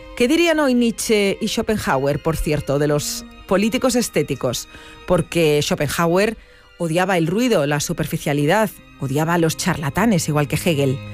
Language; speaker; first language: Spanish; native; Spanish